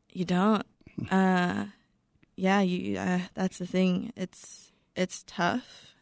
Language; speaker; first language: English; native; English